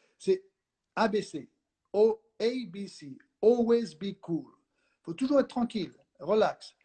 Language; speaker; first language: French; non-native, fluent; Spanish